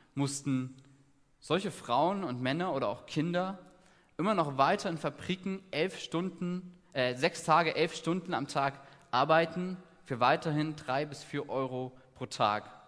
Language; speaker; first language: German; native; German